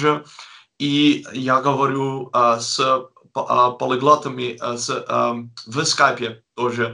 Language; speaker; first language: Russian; non-native, learner; Dutch